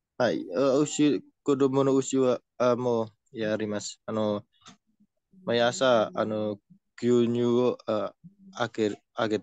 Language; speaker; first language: Japanese; non-native, learner; Indonesian